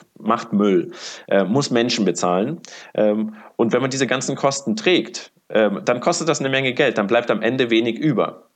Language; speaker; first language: German; early bilingual, other home language; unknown